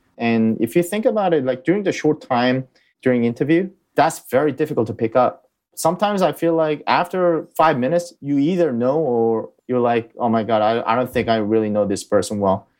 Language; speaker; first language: English; early bilingual, other home language; Korean